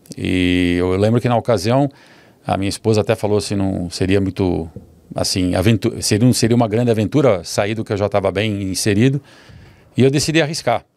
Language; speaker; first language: Portuguese; early bilingual, other home language; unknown